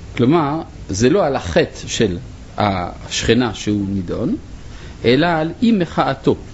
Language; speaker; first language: Hebrew; non-native, fluent; French